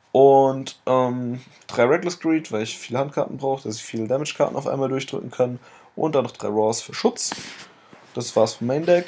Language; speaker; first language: German; native; German